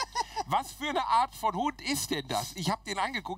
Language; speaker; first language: German; native; German